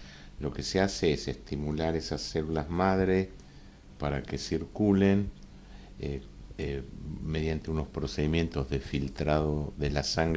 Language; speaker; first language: Spanish; native; Spanish